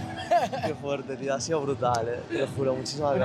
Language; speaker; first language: Spanish; native; Spanish